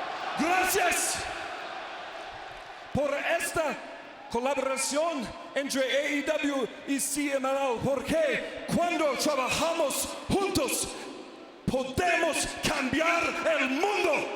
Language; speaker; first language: Spanish; non-native, learner; English